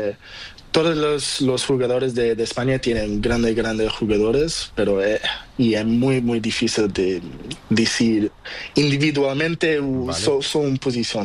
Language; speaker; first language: Spanish; non-native, learner; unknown